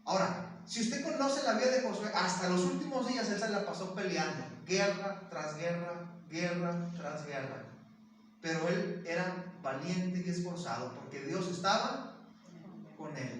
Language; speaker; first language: Spanish; native; Spanish